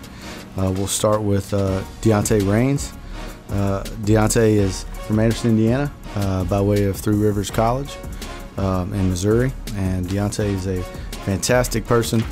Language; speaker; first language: English; native; English